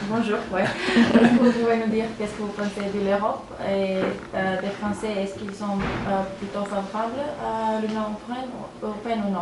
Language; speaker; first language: French; non-native, fluent; Spanish